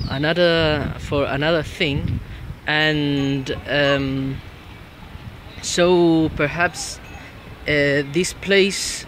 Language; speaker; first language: English; non-native, learner; Spanish